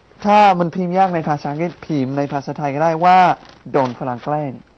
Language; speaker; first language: Thai; non-native, fluent; English